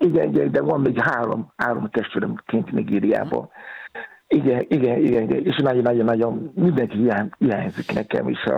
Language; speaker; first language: Hungarian; non-native, fluent; Yoruba